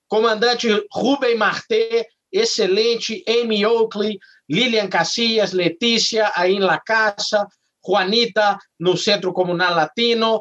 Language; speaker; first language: Spanish; non-native, fluent; Portuguese